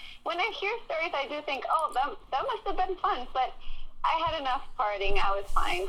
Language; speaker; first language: English; early bilingual, other home language; Spanish